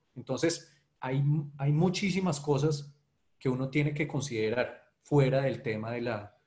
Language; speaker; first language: Spanish; native; Spanish